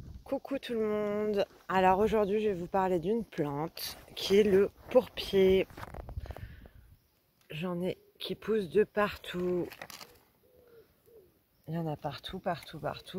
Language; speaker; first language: French; native; French